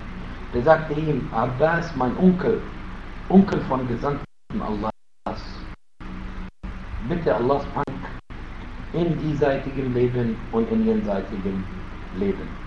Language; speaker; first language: German; non-native, fluent; Arabic